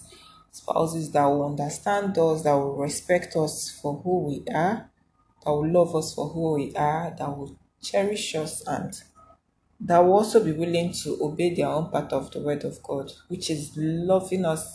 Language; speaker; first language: English; non-native, local second language; Igbo